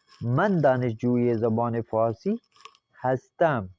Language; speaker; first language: Persian; non-native, fluent; Urdu